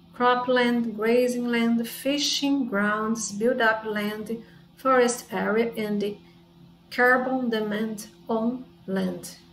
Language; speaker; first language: English; non-native, fluent; Portuguese